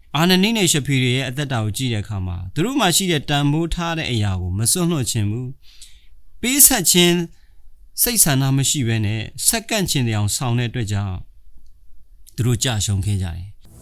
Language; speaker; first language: Burmese; non-native, local second language; Hakha Chin